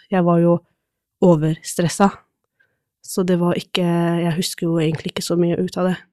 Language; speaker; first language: Norwegian; non-native, fluent; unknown